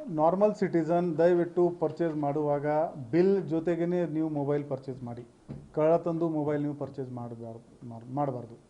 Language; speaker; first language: Kannada; non-native, fluent; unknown